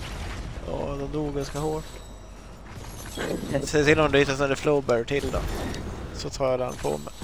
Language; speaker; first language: Swedish; native; Swedish